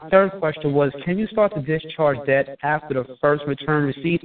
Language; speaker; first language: English; native; English